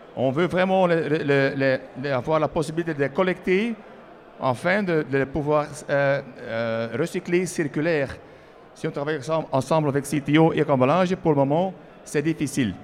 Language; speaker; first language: French; non-native, learner; Dutch